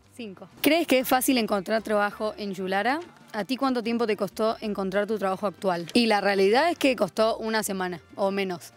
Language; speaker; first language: Spanish; native; Spanish